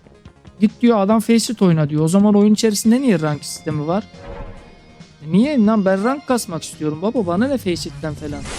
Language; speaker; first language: Turkish; native; Turkish